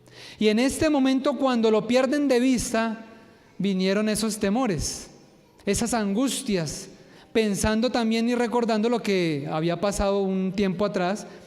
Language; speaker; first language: Spanish; native; Spanish